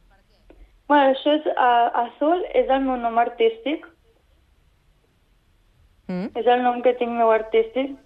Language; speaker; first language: Catalan; non-native, local second language; Spanish